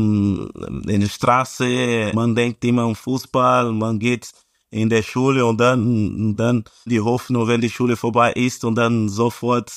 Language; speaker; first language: German; non-native, fluent; Portuguese